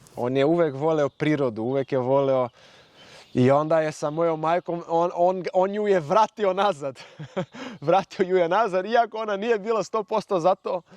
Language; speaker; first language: Serbian; non-native, fluent; Portuguese